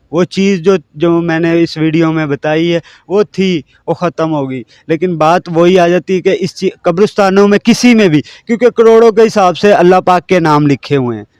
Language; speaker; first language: Urdu; non-native, local second language; Punjabi